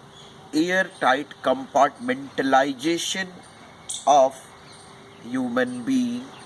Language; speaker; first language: English; non-native, local second language; Hindi